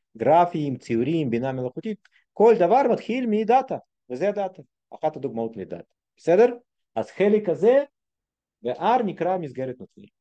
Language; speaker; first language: Hebrew; non-native, fluent; Russian